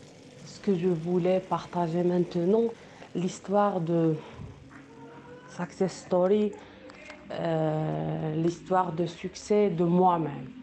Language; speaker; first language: French; non-native, local second language; Arabic